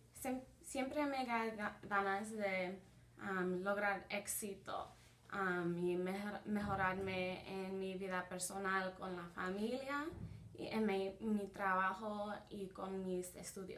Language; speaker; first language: Spanish; early bilingual, heritage; Spanish